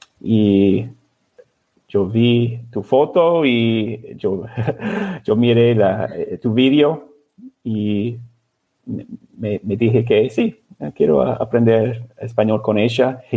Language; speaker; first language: Spanish; non-native, learner; English